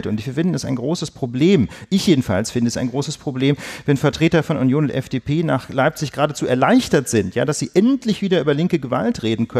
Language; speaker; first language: German; native; German